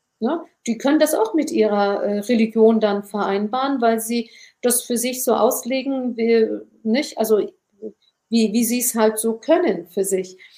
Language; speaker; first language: German; early bilingual, other home language; Turkish